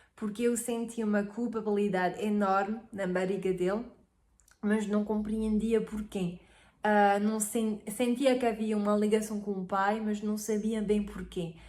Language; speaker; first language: Portuguese; non-native, fluent; French